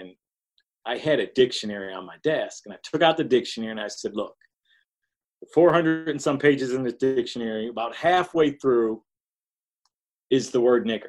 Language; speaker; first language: English; native; English